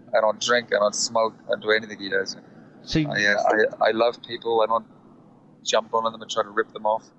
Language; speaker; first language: English; native; English